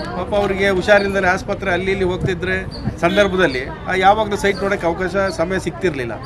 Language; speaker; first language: Kannada; native; Kannada